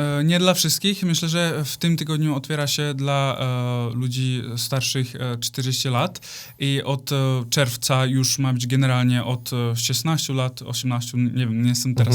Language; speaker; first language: Polish; non-native, fluent; Czech